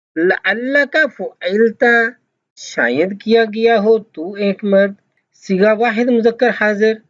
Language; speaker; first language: Urdu; native; Urdu